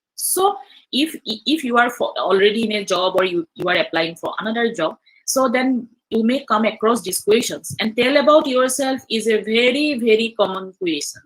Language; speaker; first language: English; non-native, local second language; Assamese